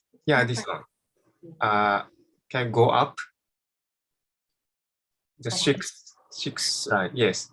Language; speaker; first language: English; non-native, fluent; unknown